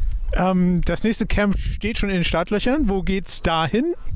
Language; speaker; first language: German; native; German